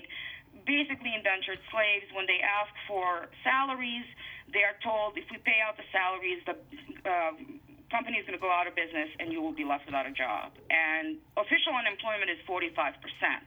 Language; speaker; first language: English; non-native, fluent; Bosnian